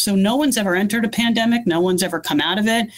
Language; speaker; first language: English; native; English